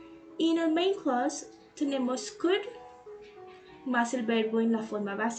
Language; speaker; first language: Spanish; non-native, fluent; English